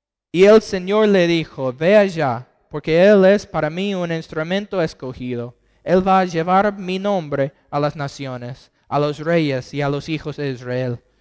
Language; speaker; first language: Spanish; non-native, fluent; English